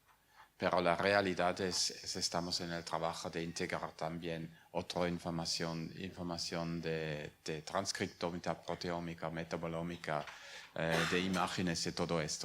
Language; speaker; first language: Spanish; non-native, fluent; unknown